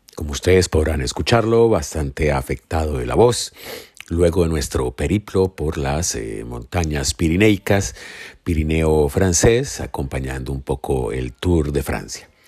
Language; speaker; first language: Spanish; native; Spanish